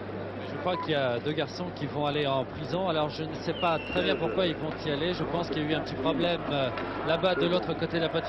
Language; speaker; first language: French; native; French